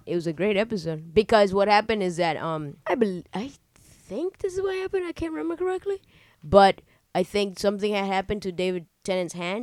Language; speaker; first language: English; native; English